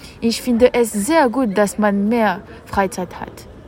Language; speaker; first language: German; non-native, fluent; French